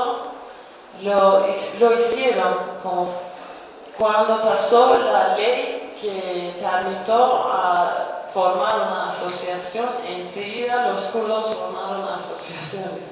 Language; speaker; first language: Spanish; non-native, fluent; Kurdish